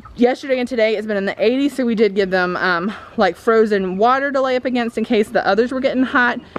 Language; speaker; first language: English; native; English